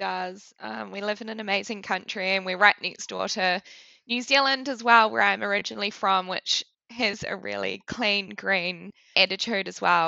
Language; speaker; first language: English; native; English